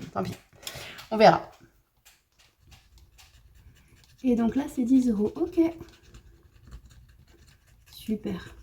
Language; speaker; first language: French; native; French